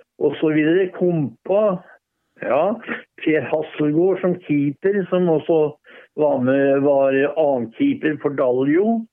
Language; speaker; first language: Norwegian; native; Norwegian